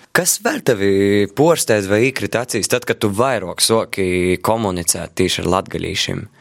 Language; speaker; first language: Latvian; native; Latvian